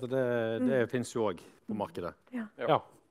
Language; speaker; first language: Norwegian; native; Norwegian